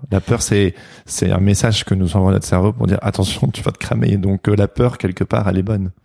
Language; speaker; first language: French; native; French